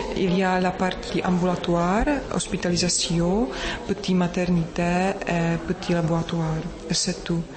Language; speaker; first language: French; non-native, learner; Czech